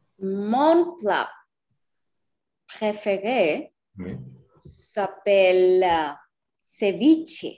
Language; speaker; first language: French; non-native, learner; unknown